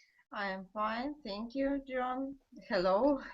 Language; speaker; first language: English; non-native, learner; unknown